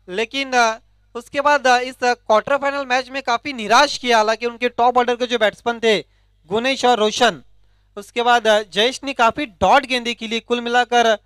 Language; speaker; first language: Hindi; non-native, local second language; Marathi